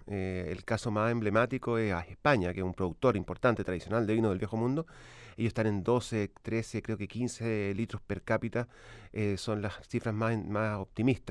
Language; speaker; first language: Spanish; native; Spanish